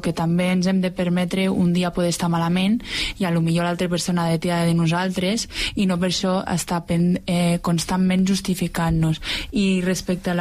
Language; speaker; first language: Catalan; native; Catalan